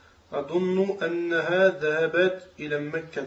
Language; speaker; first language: Arabic; non-native, learner; French